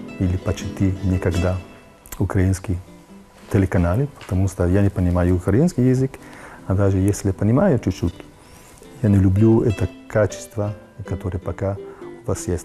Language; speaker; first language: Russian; non-native, learner; Italian